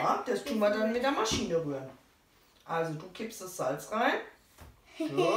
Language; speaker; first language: German; native; German